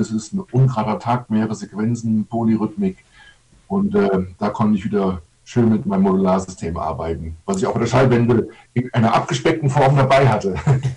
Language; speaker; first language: German; native; German